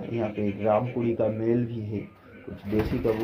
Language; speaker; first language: Hindi; non-native, local second language; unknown